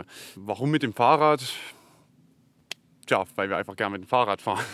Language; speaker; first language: German; native; German